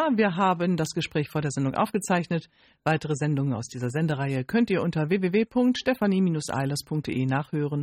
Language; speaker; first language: German; native; German